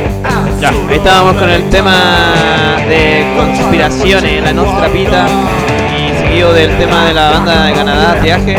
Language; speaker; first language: Spanish; native; Spanish